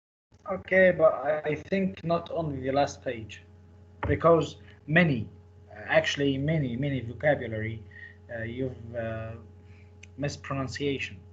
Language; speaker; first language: English; non-native, fluent; Arabic